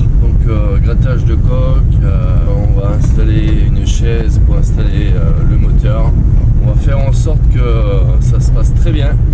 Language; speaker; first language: French; native; French